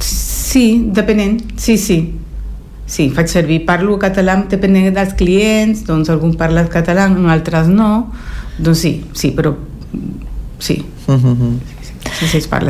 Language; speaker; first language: Catalan; early bilingual, heritage; Spanish